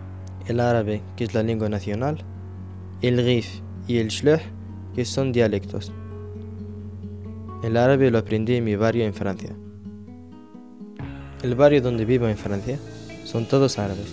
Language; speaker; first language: Spanish; non-native, local second language; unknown